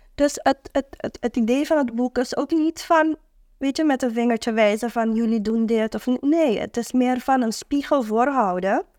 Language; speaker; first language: Dutch; non-native, local second language; Papiamento